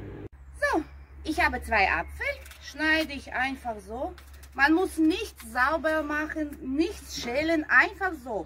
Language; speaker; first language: German; non-native, fluent; Russian